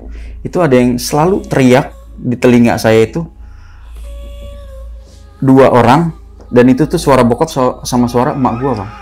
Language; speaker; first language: Indonesian; native; Indonesian